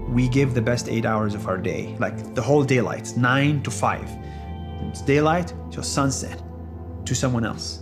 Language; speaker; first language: English; non-native, fluent; Arabic